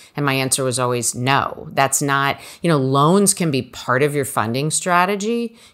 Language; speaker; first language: English; native; English